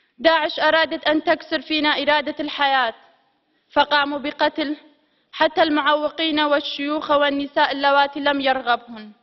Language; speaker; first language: Arabic; non-native, local second language; Kurdish